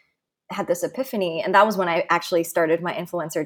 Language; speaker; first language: English; non-native, local second language; Cantonese